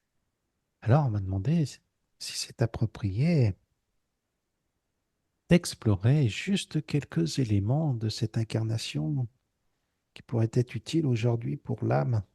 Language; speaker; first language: French; native; French